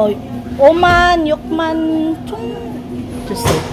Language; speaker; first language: Korean; non-native, fluent; Filipino